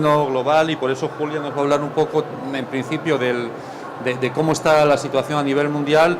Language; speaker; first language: Spanish; native; Spanish